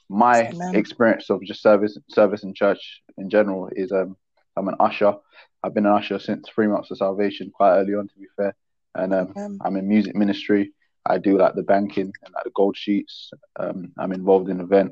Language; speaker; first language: English; native; English